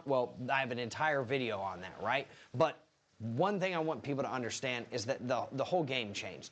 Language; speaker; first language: English; native; English